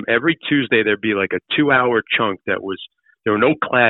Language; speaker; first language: English; native; English